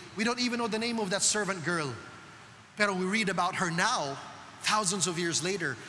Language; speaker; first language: English; non-native, local second language; Filipino